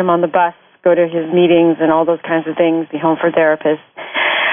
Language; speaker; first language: English; native; English